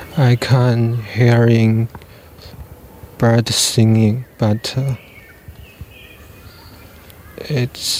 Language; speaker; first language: English; non-native, learner; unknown